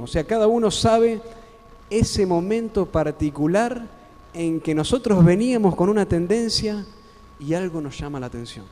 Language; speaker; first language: Spanish; native; Spanish